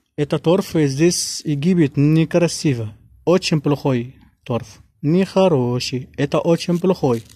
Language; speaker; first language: Russian; non-native, learner; Arabic